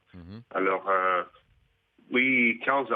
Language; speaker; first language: French; non-native, fluent; Russian